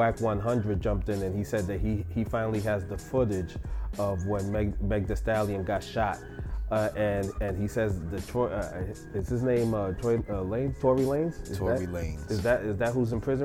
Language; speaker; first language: English; non-native, fluent; Spanish